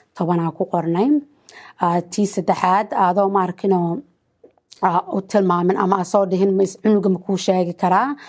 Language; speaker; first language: Somali; early bilingual, heritage; Somali